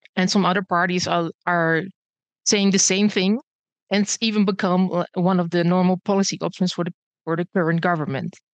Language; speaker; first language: English; early bilingual, other home language; Bosnian